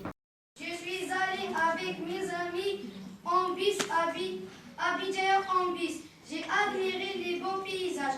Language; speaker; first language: French; non-native, learner; Arabic